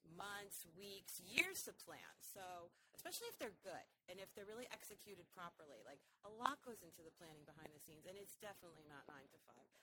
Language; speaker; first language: English; native; English